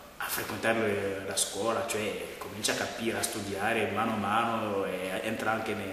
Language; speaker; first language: Italian; non-native, fluent; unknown